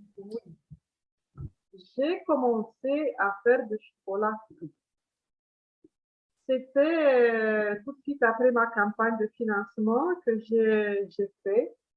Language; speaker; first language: French; non-native, fluent; Italian